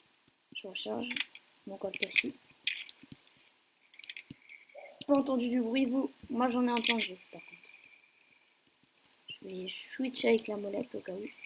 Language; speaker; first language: French; native; French